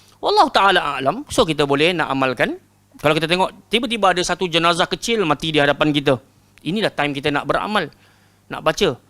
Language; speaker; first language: Malay; native; Malay